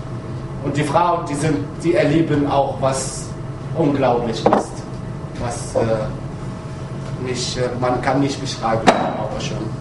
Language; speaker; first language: German; non-native, fluent; Arabic